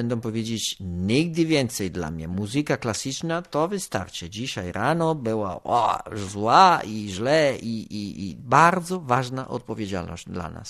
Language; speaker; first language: Polish; non-native, learner; Italian